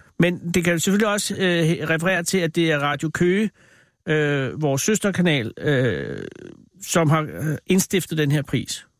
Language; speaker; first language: Danish; native; Danish